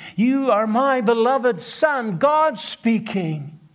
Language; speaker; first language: English; non-native, fluent; Plautdietsch